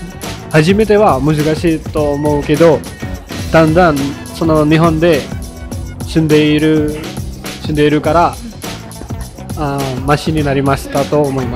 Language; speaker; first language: Japanese; non-native, learner; Indonesian